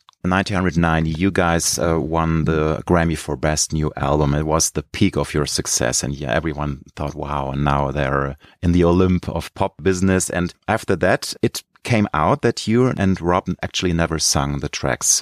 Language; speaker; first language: English; non-native, fluent; German